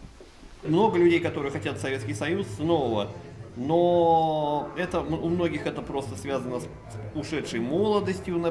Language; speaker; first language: Russian; native; Russian